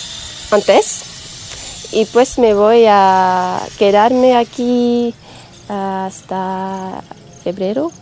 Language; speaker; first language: Spanish; non-native, learner; French